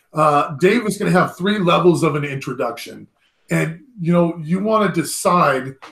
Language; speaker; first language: English; native; English